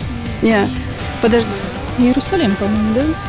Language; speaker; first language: Russian; native; Russian